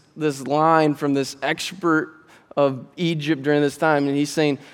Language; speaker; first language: English; native; English